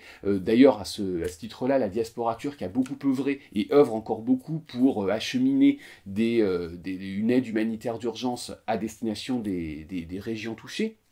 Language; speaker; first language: French; native; French